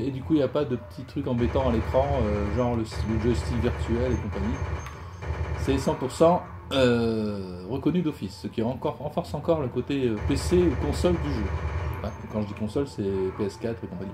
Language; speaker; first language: French; native; French